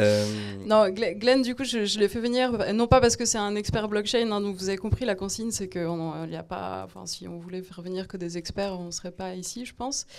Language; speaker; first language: French; native; French